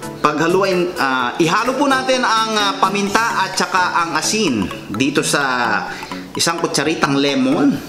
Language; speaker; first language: Filipino; non-native, local second language; Iloko